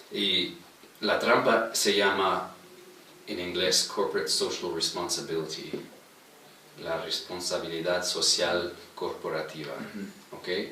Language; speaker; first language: Spanish; non-native, fluent; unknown